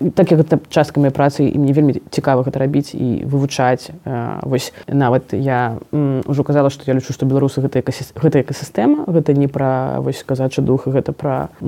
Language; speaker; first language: Belarusian; non-native, local second language; Russian